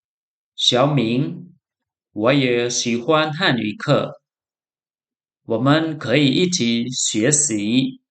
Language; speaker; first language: Chinese; non-native, fluent; Khmer